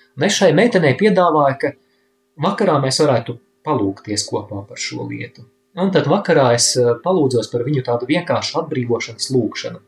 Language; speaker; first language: Latvian; native; Latvian